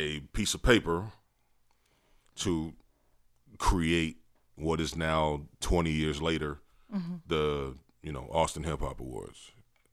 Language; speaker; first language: English; native; English